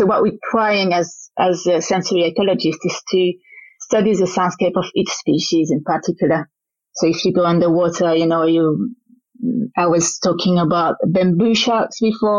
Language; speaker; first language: English; non-native, fluent; French